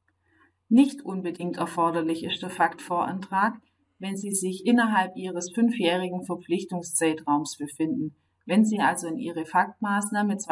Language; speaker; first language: German; native; German